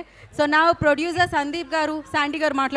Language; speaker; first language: Telugu; native; Telugu